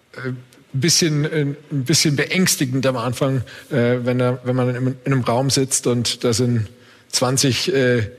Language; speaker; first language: German; native; German